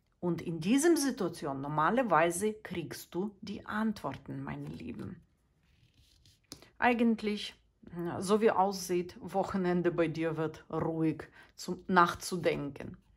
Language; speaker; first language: German; non-native, fluent; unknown